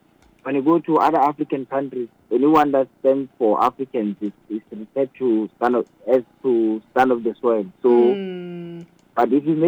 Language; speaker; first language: English; non-native, local second language; Southern Sotho